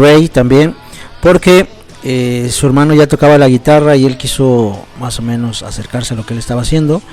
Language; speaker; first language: Spanish; native; Spanish